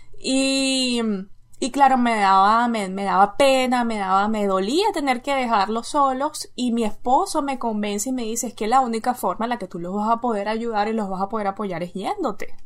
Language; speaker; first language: Spanish; native; Spanish